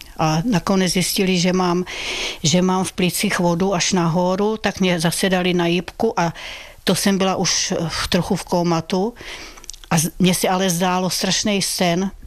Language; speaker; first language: Czech; native; Czech